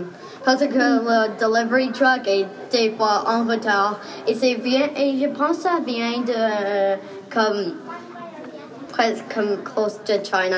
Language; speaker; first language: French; non-native, local second language; English